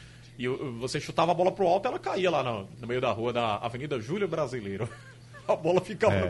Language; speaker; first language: Portuguese; native; Portuguese